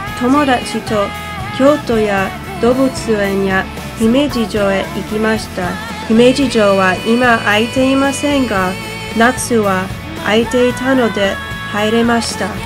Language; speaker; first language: Japanese; non-native, learner; English